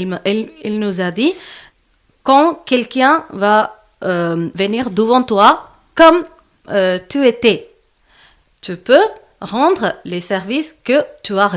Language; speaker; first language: French; non-native, learner; Malayalam